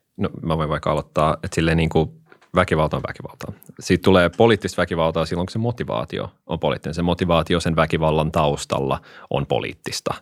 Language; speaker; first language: Finnish; native; Finnish